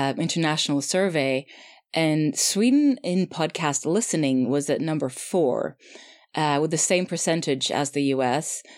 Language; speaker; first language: English; non-native, fluent; Swedish